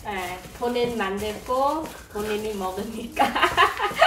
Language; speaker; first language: Korean; non-native, fluent; Khmer